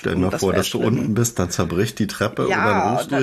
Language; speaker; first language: German; native; German